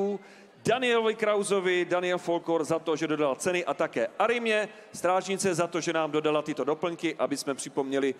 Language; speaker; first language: Czech; native; Czech